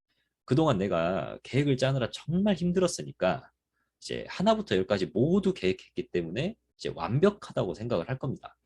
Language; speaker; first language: Korean; native; Korean